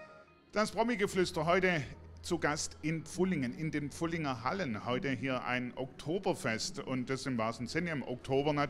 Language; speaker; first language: German; native; German